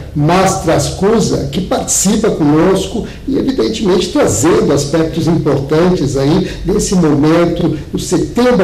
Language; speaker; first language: Portuguese; native; Portuguese